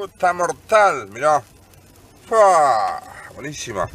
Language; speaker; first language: Spanish; native; Spanish